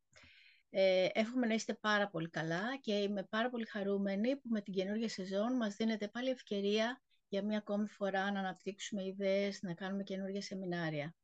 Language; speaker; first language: Greek; native; Greek